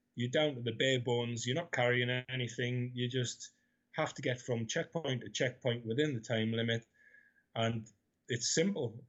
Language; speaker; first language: English; native; English